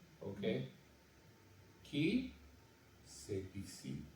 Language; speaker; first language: French; non-native, learner; English